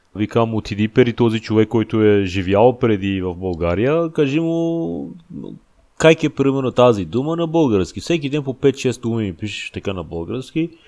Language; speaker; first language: Bulgarian; non-native, fluent; Persian